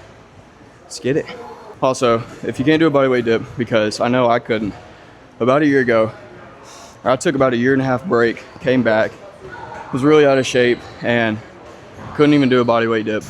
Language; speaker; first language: English; native; English